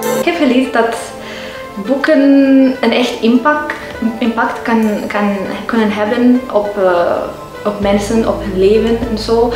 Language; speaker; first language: Dutch; non-native, learner; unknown